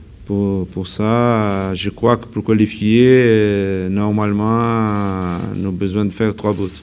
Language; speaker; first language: French; non-native, learner; Portuguese